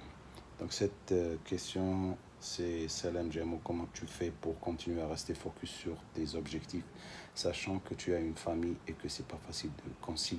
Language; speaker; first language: French; non-native, local second language; Arabic